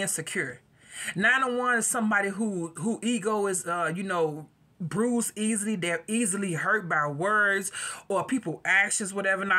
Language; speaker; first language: English; native; English